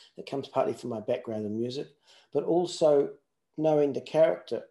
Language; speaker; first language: English; native; English